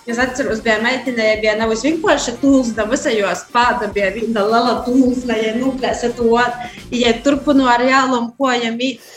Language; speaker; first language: Latvian; native; Latvian